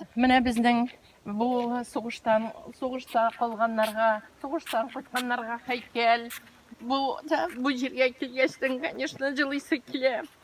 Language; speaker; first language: Tatar; native; Tatar